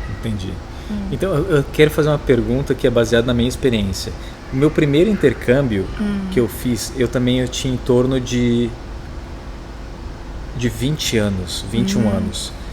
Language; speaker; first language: Portuguese; native; Portuguese